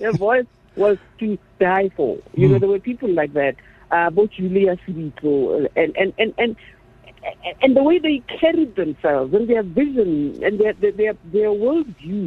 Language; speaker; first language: English; non-native, local second language; Zulu